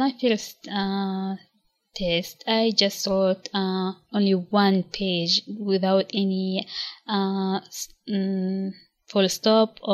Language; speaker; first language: English; non-native, local second language; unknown